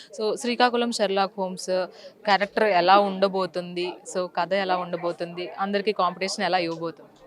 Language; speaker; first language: Telugu; native; Telugu